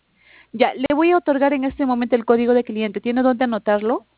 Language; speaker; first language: Spanish; native; Spanish